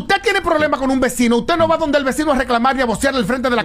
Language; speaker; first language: Spanish; native; Spanish